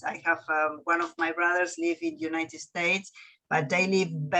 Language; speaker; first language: English; non-native, learner; Spanish